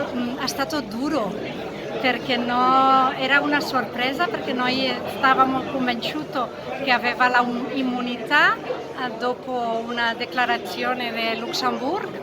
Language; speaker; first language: Italian; non-native, fluent; Catalan